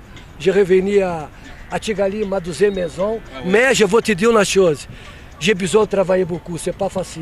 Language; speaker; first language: French; non-native, fluent; Portuguese